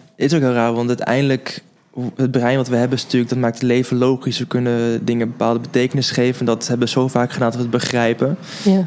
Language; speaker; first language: Dutch; native; Dutch